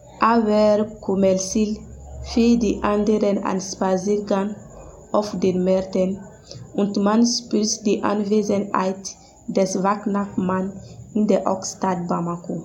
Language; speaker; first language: German; non-native, learner; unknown